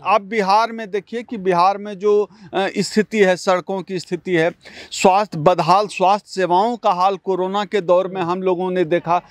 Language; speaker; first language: Hindi; native; Hindi